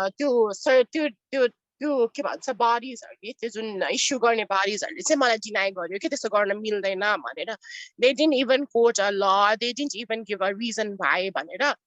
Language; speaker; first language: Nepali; non-native, local second language; Newari